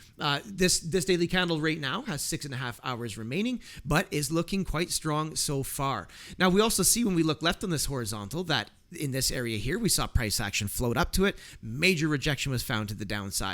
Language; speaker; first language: English; native; English